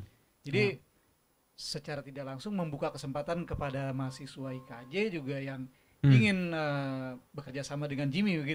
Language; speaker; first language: Indonesian; native; Indonesian